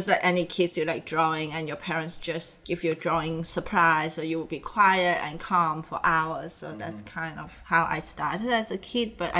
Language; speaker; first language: English; non-native, local second language; Cantonese